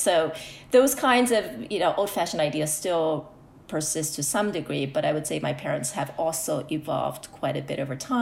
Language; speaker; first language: English; early bilingual, other home language; Korean